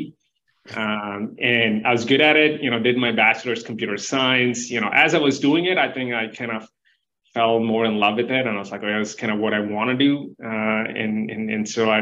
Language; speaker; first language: English; non-native, local second language; Telugu